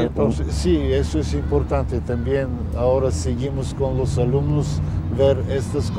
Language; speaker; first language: Spanish; non-native, fluent; Bulgarian